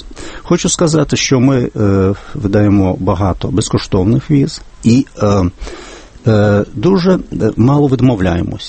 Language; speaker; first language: Ukrainian; non-native, fluent; Lithuanian